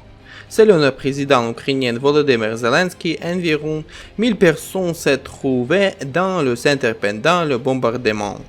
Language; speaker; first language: French; non-native, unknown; Ukrainian